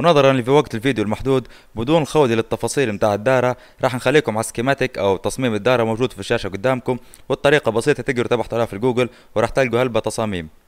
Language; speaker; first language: Arabic; native; Arabic